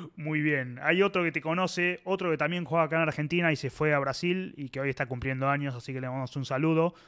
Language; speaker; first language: Spanish; native; Spanish